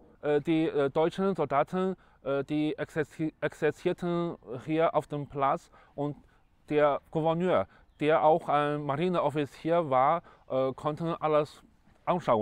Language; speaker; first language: German; non-native, fluent; Chinese